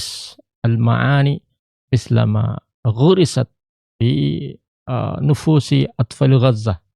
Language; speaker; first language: Arabic; non-native, fluent; Indonesian